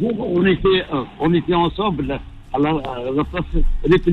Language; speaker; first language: French; non-native, learner; Arabic